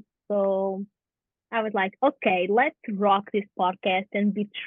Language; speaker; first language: English; non-native, fluent; Portuguese